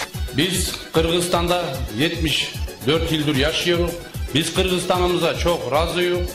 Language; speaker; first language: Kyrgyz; non-native, local second language; Turkish